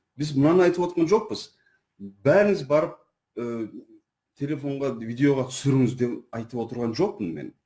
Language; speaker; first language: Kazakh; non-native, fluent; Turkish